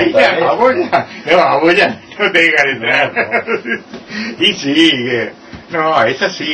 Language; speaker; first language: Spanish; native; Spanish